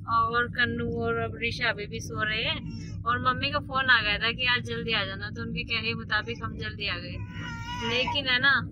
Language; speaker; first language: Hindi; native; Hindi